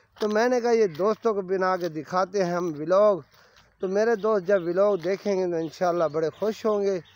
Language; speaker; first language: Urdu; non-native, local second language; Saraiki